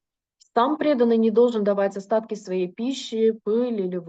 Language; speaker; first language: Russian; native; Russian